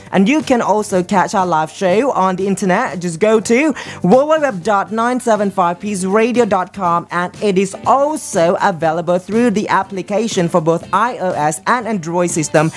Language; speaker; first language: English; non-native, fluent; Thai